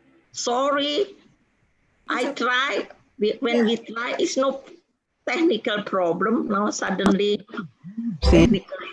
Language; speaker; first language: English; non-native, fluent; Indonesian